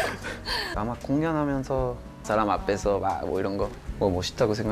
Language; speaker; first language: Korean; non-native, local second language; French